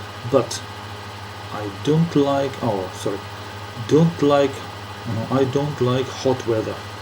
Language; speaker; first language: English; non-native, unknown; Ukrainian